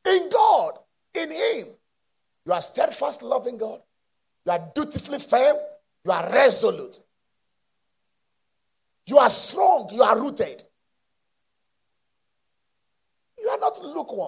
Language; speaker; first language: English; non-native, local second language; Yoruba